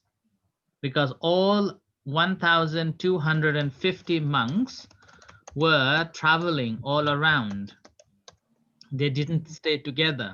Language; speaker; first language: English; non-native, fluent; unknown